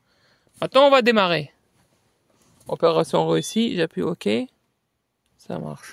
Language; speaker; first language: French; native; French